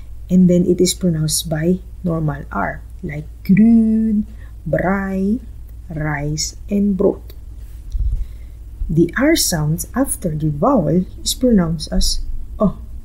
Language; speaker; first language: English; non-native, local second language; Filipino